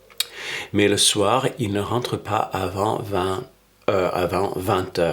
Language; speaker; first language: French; non-native, fluent; English